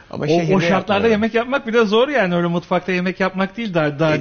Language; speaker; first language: Turkish; native; Turkish